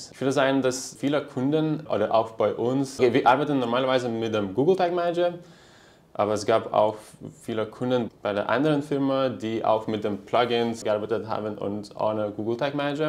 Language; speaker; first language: German; non-native, fluent; Lithuanian